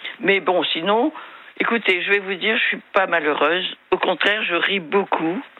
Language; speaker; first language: French; non-native, local second language; Malagasy